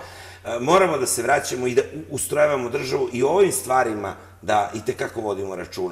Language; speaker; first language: Serbian; native; Serbian